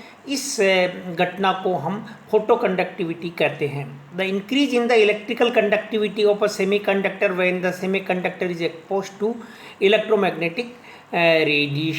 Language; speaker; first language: Hindi; native; Hindi